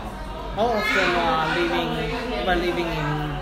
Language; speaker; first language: English; non-native, fluent; Cantonese